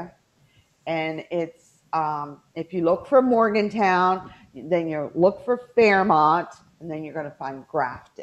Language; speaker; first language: English; native; English